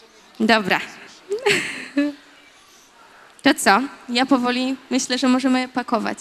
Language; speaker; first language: Polish; native; Polish